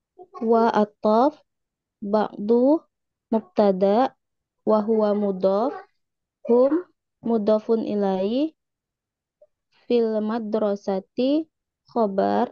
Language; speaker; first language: Arabic; non-native, learner; Malay